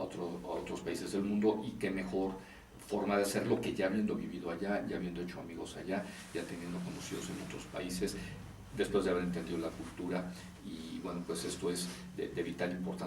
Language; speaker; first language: Spanish; native; Spanish